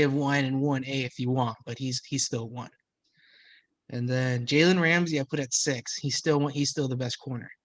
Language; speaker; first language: English; native; English